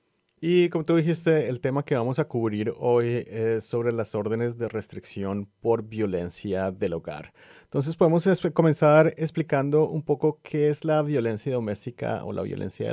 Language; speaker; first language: Spanish; native; Spanish